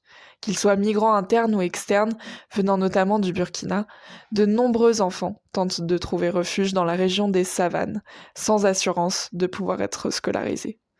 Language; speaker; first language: French; native; French